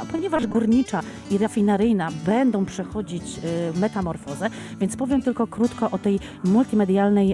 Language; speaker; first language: Polish; native; Polish